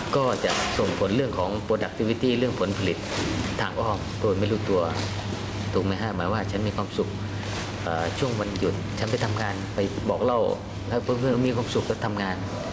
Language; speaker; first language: Thai; native; Thai